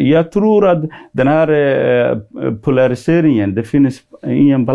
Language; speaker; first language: Swedish; non-native, fluent; Somali